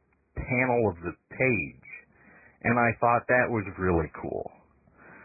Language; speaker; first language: English; native; English